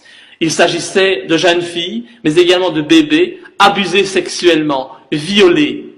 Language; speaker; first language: French; native; French